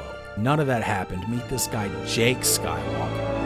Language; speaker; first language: English; native; English